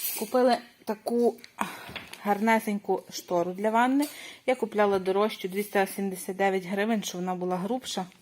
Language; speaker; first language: Ukrainian; native; Ukrainian